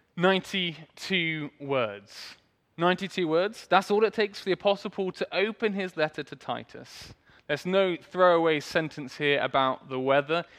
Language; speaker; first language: English; native; English